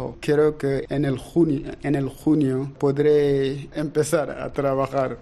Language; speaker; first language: Spanish; non-native, learner; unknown